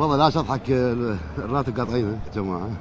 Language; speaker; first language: Arabic; native; Arabic